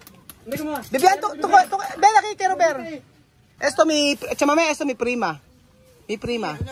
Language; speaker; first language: Spanish; non-native, learner; Filipino